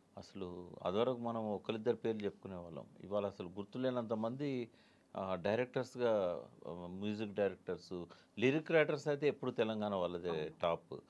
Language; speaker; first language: Telugu; native; Telugu